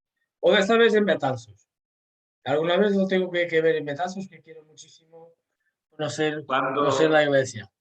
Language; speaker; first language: Spanish; non-native, fluent; Portuguese